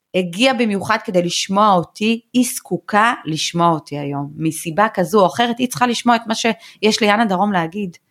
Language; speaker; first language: Hebrew; early bilingual, other home language; Russian